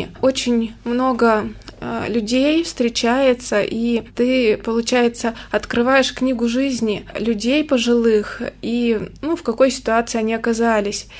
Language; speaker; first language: Russian; native; Russian